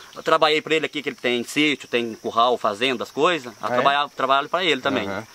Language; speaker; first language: Portuguese; native; Portuguese